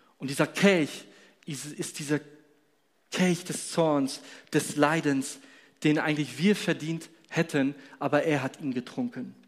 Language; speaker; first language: German; non-native, fluent; Polish